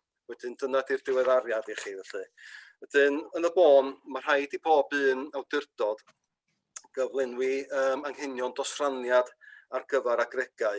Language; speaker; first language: Welsh; native; Welsh